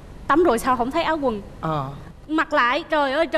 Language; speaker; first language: Vietnamese; native; Vietnamese